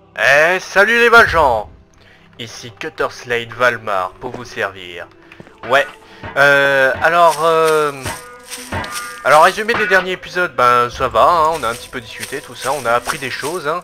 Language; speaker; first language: French; native; French